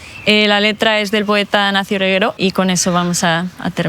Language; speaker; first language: Spanish; native; Spanish